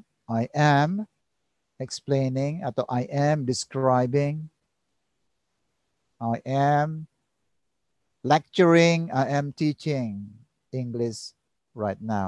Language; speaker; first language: English; non-native, learner; Indonesian